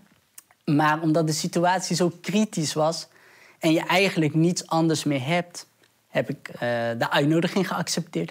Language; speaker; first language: Dutch; early bilingual, other home language; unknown